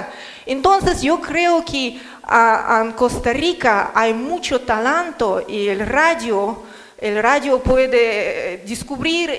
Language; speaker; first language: Spanish; non-native, learner; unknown